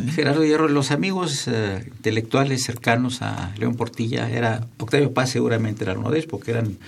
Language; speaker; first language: Spanish; native; Spanish